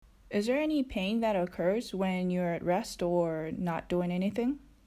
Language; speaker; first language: English; non-native, fluent; Japanese